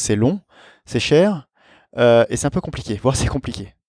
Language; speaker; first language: French; native; French